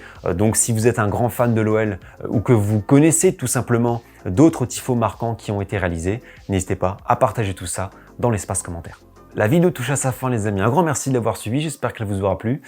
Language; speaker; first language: French; native; French